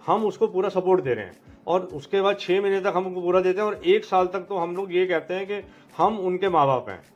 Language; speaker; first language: Hindi; native; Hindi